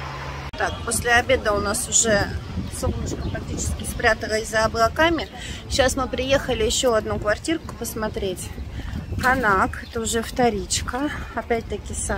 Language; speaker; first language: Russian; native; Russian